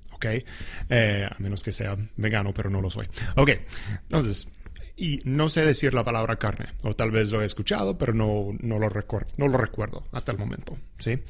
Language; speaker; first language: Spanish; non-native, fluent; English